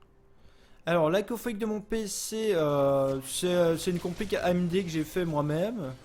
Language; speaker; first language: French; native; French